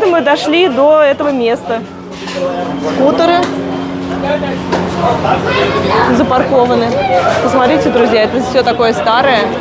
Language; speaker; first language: Russian; native; Russian